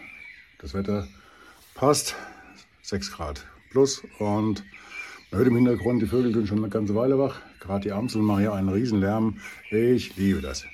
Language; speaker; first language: German; native; German